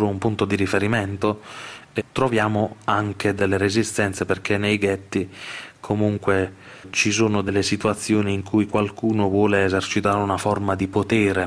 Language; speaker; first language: Italian; native; Italian